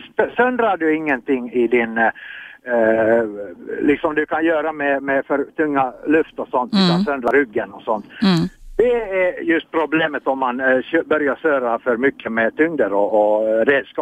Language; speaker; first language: Swedish; non-native, fluent; Finnish